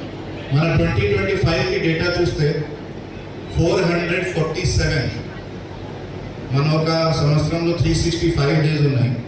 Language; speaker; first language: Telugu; non-native, fluent; Hindi